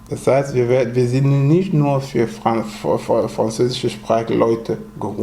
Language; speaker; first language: German; non-native, fluent; French